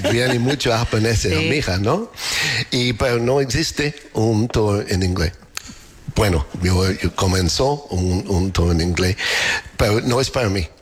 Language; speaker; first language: Spanish; non-native, learner; English